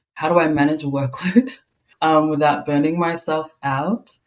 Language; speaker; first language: English; native; English